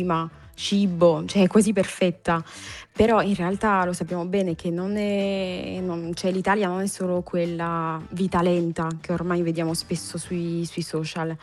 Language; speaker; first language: Italian; non-native, fluent; French